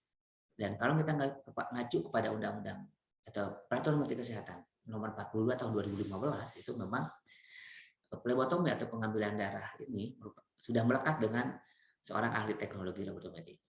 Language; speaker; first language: Indonesian; native; Indonesian